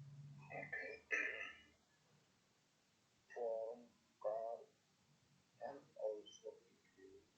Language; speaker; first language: English; non-native, learner; Spanish